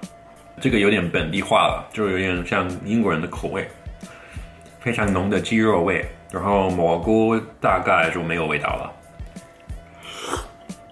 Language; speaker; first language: Chinese; non-native, fluent; English